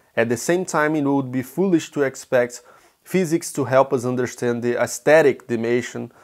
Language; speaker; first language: English; non-native, fluent; Portuguese